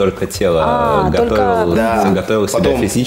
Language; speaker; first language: Russian; native; Russian